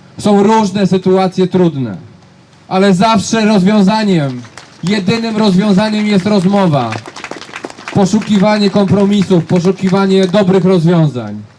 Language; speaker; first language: Polish; native; Polish